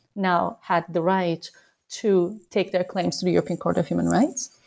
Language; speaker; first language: English; non-native, fluent; Turkish